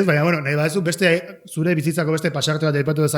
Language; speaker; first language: Basque; native; Basque